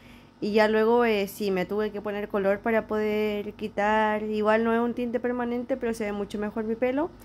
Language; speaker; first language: Spanish; native; Spanish